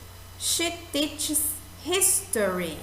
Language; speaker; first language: English; non-native, fluent; Portuguese